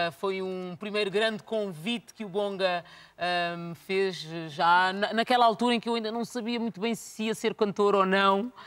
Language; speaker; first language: Portuguese; early bilingual, other home language; Kabuverdianu